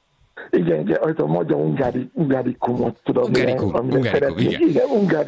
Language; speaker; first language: Hungarian; non-native, fluent; Yoruba